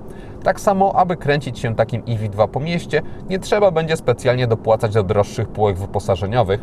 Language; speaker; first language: Polish; native; Polish